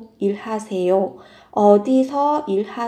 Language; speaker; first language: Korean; non-native, fluent; Vietnamese